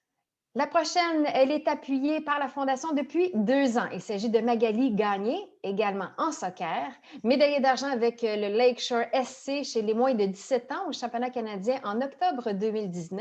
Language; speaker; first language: French; native; French